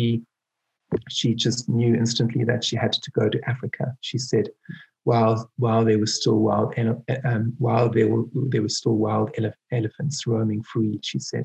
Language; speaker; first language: English; native; English